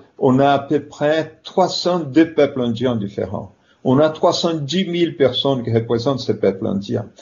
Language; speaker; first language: French; non-native, fluent; Portuguese